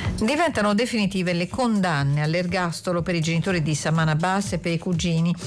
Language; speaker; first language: Italian; native; Italian